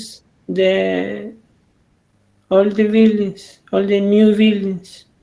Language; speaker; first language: English; non-native, learner; Spanish